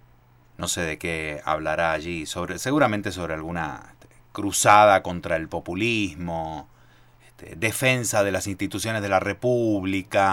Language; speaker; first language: Spanish; native; Spanish